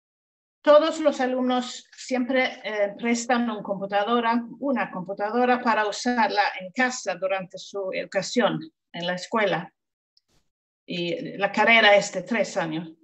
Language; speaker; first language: Spanish; non-native, fluent; Swedish